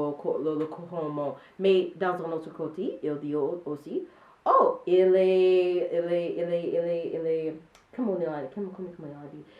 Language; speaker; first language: French; non-native, learner; English